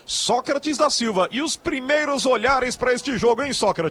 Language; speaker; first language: Portuguese; native; Portuguese